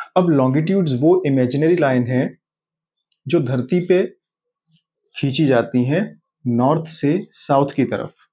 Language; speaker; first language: Hindi; native; Hindi